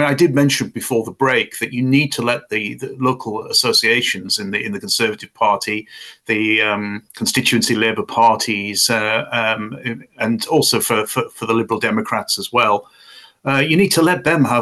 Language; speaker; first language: English; native; English